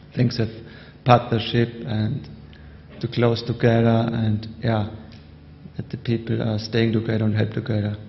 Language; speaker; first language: English; non-native, learner; German